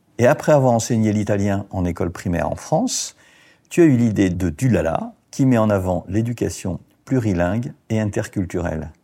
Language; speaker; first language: French; native; French